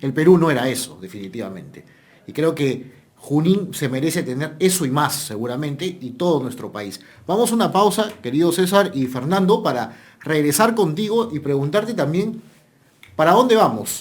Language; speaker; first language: Spanish; native; Spanish